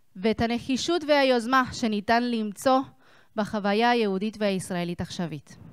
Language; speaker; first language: Hebrew; non-native, fluent; Spanish